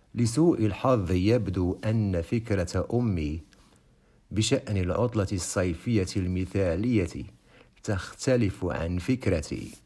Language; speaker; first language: Arabic; non-native, fluent; Indonesian